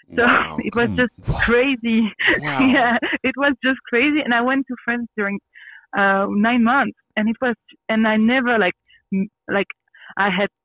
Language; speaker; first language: English; non-native, learner; French